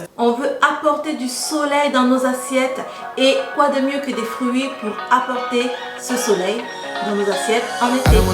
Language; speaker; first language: French; native; French